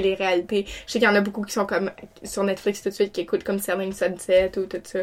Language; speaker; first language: French; native; French